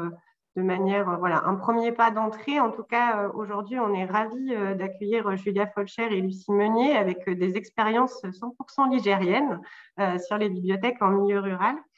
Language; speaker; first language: French; native; French